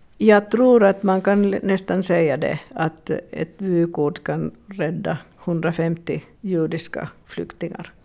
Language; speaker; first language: Swedish; non-native, local second language; Finnish